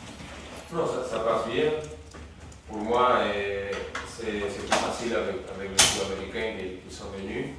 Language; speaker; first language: French; non-native, learner; Spanish